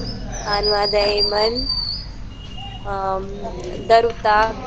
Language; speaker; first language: Persian; non-native, learner; Urdu